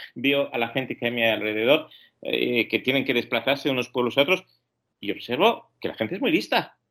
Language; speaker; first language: Spanish; native; Spanish